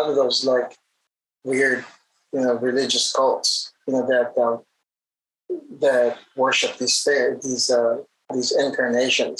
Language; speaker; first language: English; non-native, local second language; Hiligaynon